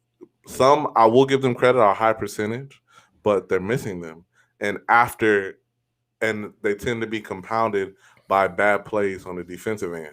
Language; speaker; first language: English; native; English